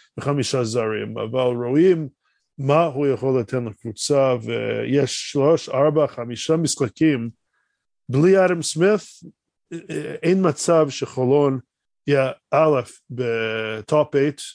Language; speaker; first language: Hebrew; non-native, fluent; English